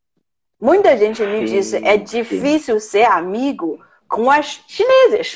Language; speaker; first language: Portuguese; non-native, fluent; Chinese